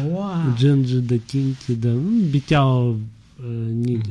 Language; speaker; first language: Chinese; non-native, fluent; Russian